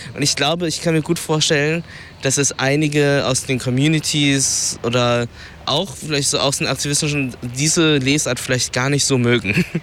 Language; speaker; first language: German; early bilingual, other home language; Vietnamese